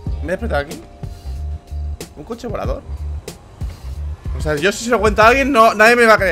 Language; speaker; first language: Spanish; native; Spanish